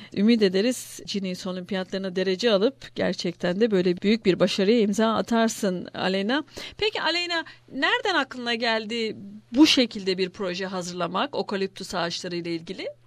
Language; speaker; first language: Turkish; native; Turkish